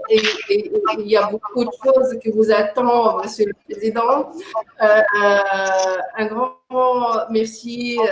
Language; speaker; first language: French; non-native, local second language; Arabic